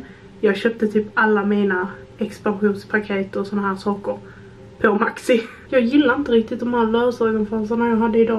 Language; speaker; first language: Swedish; native; Swedish